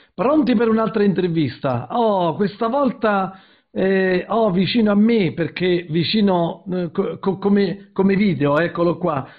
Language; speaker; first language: Italian; native; Italian